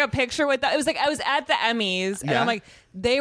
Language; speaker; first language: English; native; English